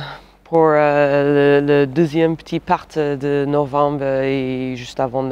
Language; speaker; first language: French; non-native, fluent; English